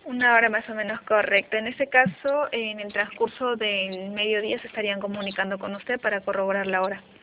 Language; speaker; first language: Spanish; native; Spanish